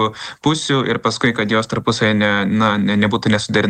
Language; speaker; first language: Lithuanian; native; Lithuanian